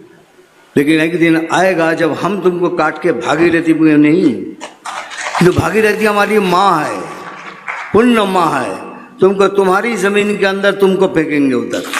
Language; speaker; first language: Hindi; non-native, local second language; Bangla